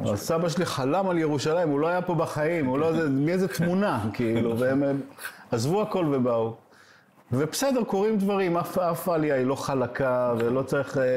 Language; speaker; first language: Hebrew; native; Hebrew